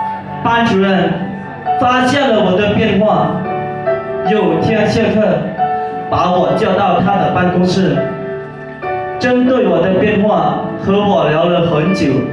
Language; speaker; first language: Chinese; non-native, learner; Lao